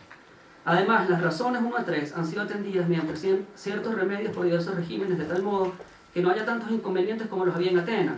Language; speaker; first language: Spanish; native; Spanish